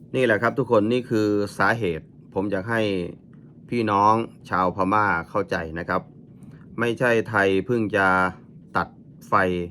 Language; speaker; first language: Thai; native; Thai